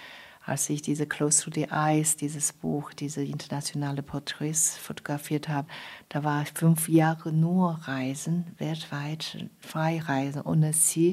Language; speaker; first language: German; non-native, fluent; Chinese